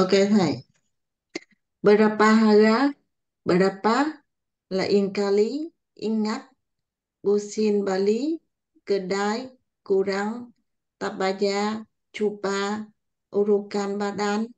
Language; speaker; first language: Indonesian; non-native, learner; Vietnamese